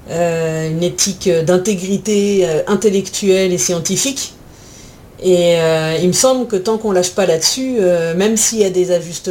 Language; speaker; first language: French; native; French